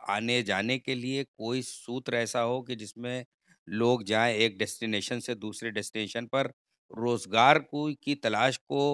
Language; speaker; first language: Hindi; native; Hindi